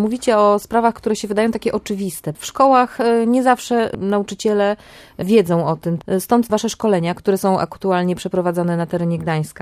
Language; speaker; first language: Polish; native; Polish